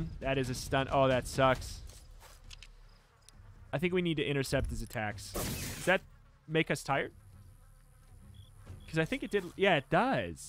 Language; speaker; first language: English; native; English